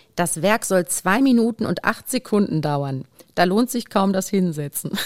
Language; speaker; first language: German; native; German